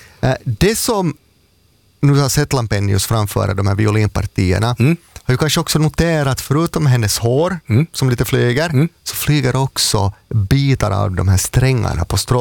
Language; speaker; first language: Swedish; native; Swedish